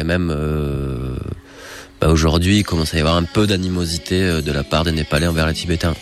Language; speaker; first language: French; native; French